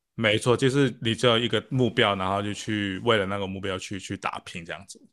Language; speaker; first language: Chinese; non-native, local second language; Cantonese